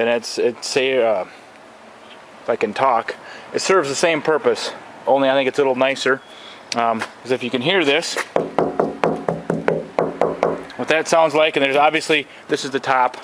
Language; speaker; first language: English; native; English